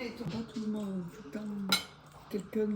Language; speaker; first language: French; native; French